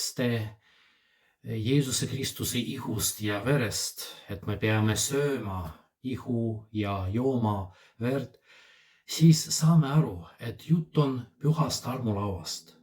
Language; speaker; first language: Estonian; non-native, fluent; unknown